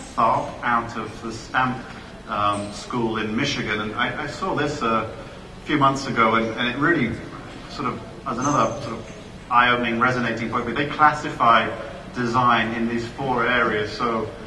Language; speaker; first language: English; native; English